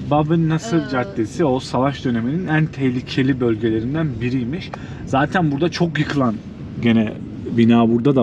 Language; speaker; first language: Turkish; native; Turkish